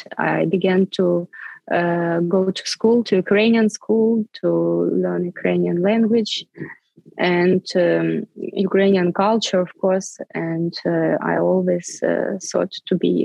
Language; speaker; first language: English; non-native, fluent; Ukrainian